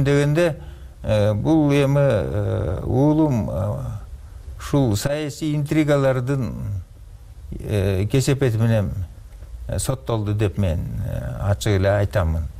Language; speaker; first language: Kyrgyz; native; Kyrgyz